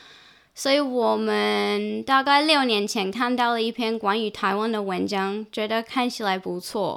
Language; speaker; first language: Chinese; non-native, fluent; English